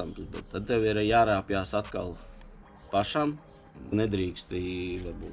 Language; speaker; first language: Latvian; non-native, local second language; Russian